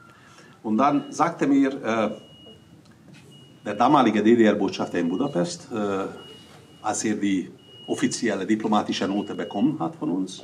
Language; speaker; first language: German; non-native, fluent; Hungarian